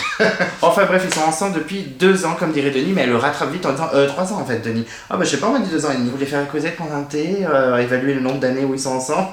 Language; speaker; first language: French; native; French